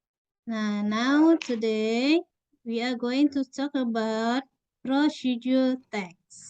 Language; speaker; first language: English; non-native, fluent; Indonesian